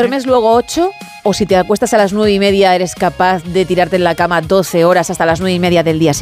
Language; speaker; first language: Spanish; native; Spanish